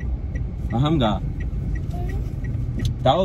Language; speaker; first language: Indonesian; non-native, learner; Urdu